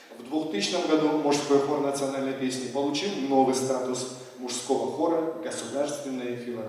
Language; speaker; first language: Russian; native; Russian